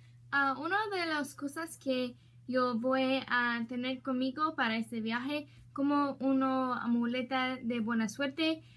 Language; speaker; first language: Spanish; non-native, learner; English